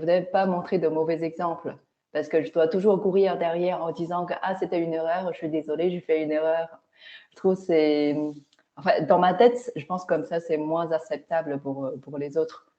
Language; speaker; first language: French; non-native, fluent; Chinese